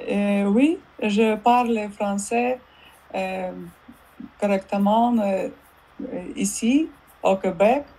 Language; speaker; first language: French; non-native, learner; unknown